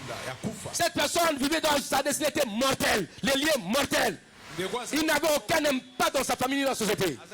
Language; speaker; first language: French; non-native, local second language; Lingala